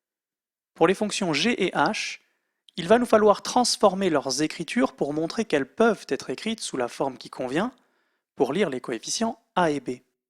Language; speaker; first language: French; native; French